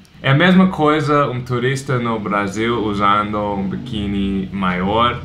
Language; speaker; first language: Portuguese; non-native, fluent; English